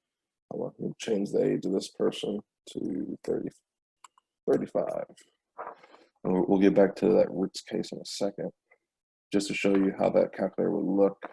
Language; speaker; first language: English; native; English